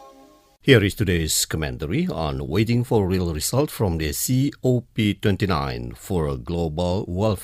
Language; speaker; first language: English; non-native, local second language; Indonesian